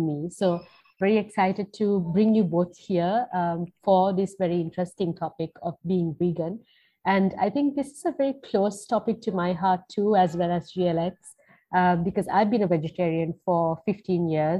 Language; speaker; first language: English; non-native, local second language; Sinhala